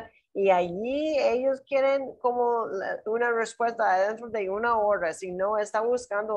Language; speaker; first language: Spanish; non-native, learner; English